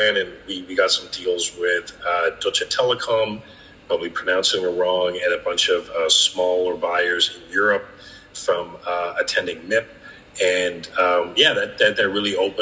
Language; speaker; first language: English; native; English